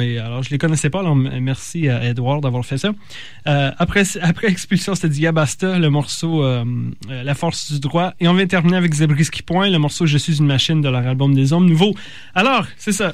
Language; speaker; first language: French; native; French